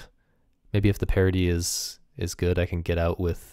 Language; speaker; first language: English; native; English